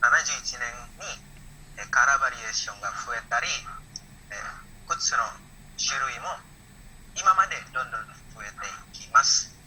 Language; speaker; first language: Japanese; non-native, learner; Indonesian